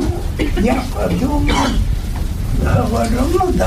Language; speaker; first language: German; non-native, learner; Russian